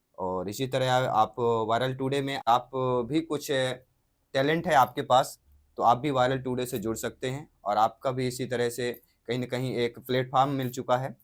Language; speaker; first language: Hindi; native; Hindi